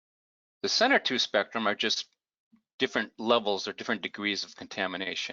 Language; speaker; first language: English; native; English